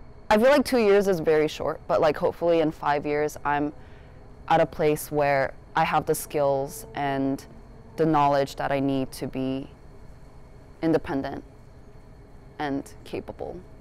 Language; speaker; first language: English; early bilingual, other home language; Korean